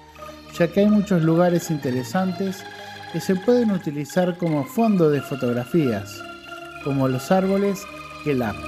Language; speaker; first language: Spanish; non-native, fluent; Indonesian